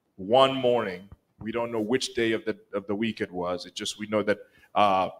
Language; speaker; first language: English; non-native, local second language; Kinyarwanda